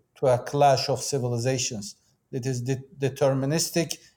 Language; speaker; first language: English; non-native, fluent; Turkish